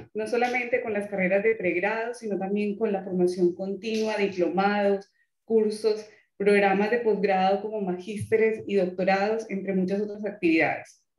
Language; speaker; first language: Spanish; native; Spanish